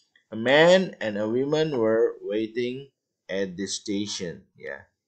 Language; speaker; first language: English; non-native, fluent; Indonesian